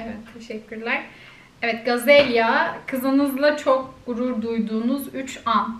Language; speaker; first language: Turkish; native; Turkish